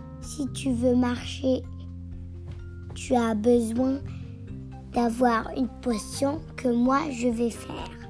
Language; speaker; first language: French; non-native, learner; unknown